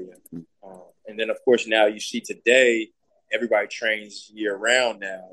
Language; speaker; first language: English; native; English